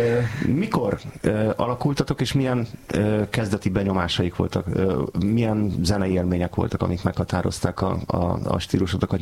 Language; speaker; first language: Hungarian; native; Hungarian